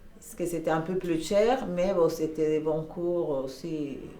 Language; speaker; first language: French; non-native, learner; Spanish